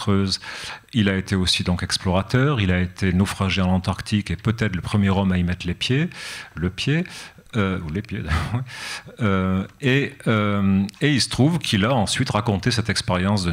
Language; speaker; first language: French; native; French